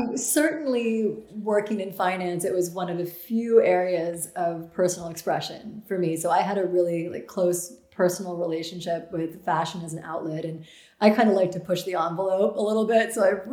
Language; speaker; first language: English; native; English